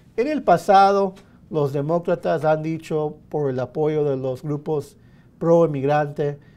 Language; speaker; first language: Spanish; early bilingual, heritage; Spanish